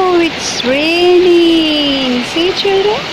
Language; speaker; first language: English; non-native, local second language; Hindi